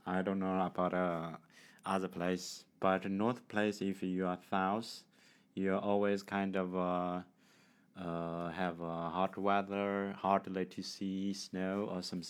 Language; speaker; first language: English; non-native, learner; Chinese